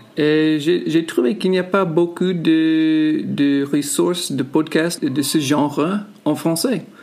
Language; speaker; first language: French; non-native, fluent; English